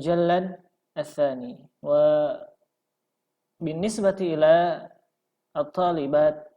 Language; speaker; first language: Arabic; non-native, fluent; Indonesian